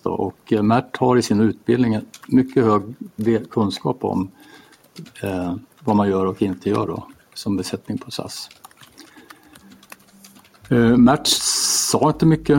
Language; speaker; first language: Swedish; native; Swedish